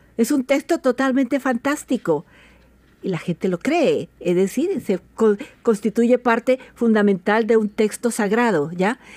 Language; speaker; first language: Spanish; native; Spanish